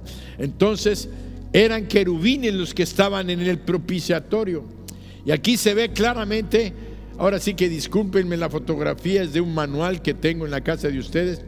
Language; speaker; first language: Spanish; native; Spanish